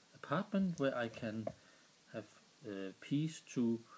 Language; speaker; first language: English; non-native, learner; Danish